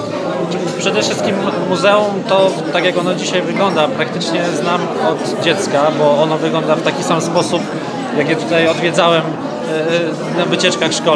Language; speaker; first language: Polish; native; Polish